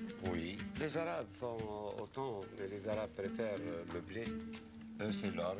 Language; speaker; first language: French; non-native, local second language; Arabic